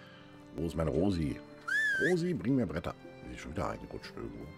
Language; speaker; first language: German; native; German